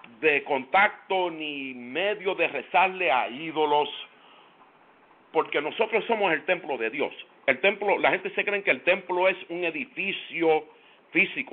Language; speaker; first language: Spanish; non-native, fluent; English